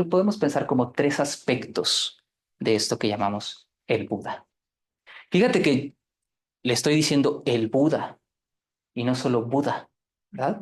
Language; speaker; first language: Spanish; native; Spanish